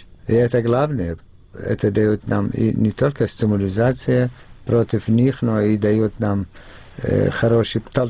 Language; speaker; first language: Russian; non-native, fluent; Arabic